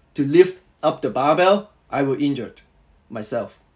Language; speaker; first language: English; non-native, local second language; Cantonese